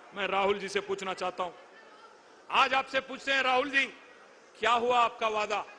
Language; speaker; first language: Hindi; non-native, local second language; Telugu